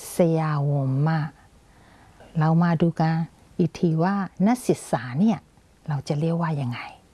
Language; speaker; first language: Thai; non-native, fluent; Burmese